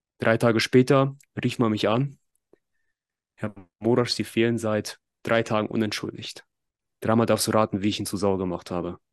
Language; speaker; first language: German; early bilingual, other home language; Russian